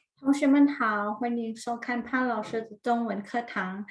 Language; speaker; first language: Chinese; non-native, fluent; Thai